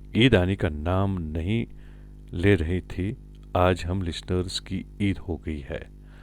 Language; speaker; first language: Hindi; non-native, local second language; Kashmiri